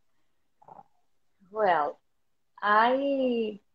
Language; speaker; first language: English; non-native, learner; Spanish